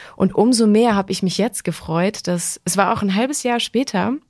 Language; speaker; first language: German; native; German